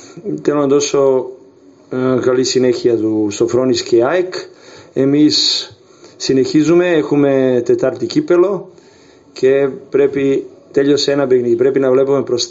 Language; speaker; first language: Greek; non-native, fluent; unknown